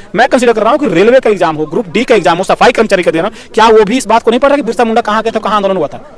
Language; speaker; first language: Hindi; native; Hindi